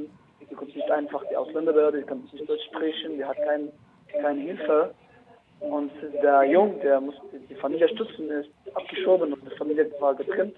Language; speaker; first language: German; non-native, learner; Arabic